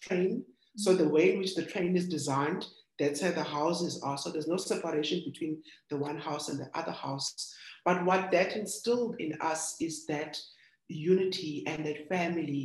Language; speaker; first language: English; non-native, local second language; Xhosa